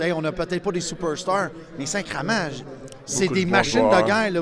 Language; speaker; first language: French; native; French